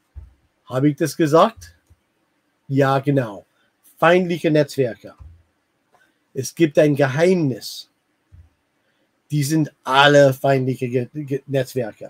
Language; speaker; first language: German; non-native, fluent; English